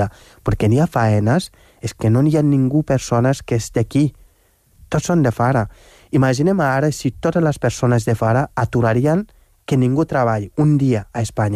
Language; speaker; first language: Catalan; non-native, fluent; Wolof